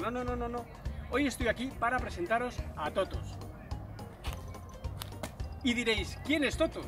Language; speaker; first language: Spanish; native; Spanish